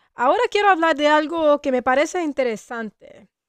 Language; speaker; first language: Spanish; non-native, learner; English